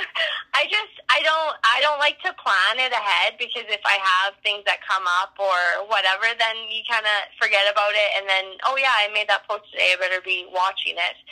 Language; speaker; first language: English; native; English